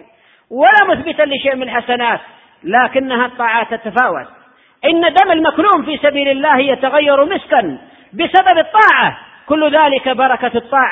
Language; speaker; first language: Arabic; native; Arabic